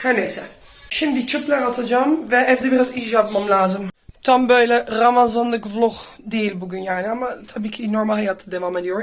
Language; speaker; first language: Turkish; early bilingual, heritage; Turkish